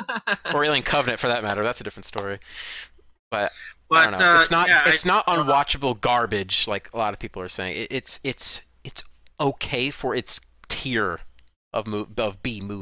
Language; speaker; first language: English; native; English